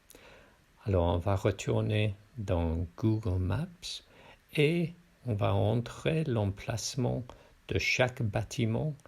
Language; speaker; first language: French; non-native, fluent; English